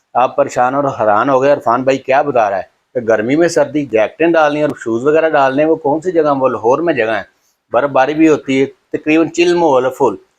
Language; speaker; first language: Urdu; non-native, local second language; Punjabi